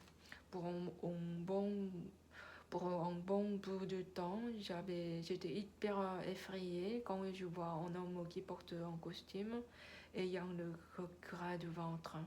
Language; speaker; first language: French; non-native, learner; Korean